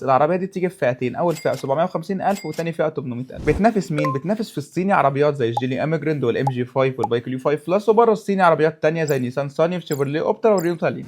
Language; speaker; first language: Arabic; native; Arabic